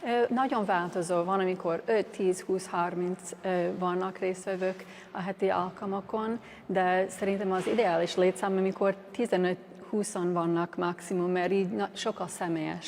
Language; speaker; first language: Hungarian; early bilingual, heritage; English